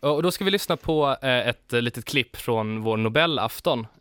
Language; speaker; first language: Swedish; native; Swedish